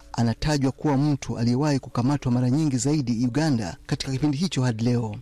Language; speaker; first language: Swahili; non-native, local second language; Ganda